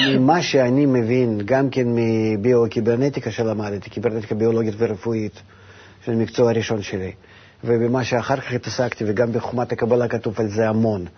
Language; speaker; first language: Hebrew; non-native, fluent; Russian